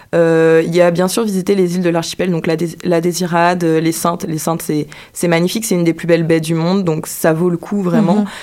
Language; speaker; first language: French; native; French